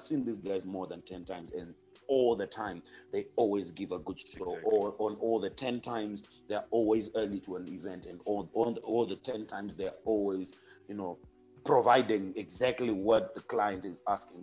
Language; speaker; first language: English; non-native, local second language; Shona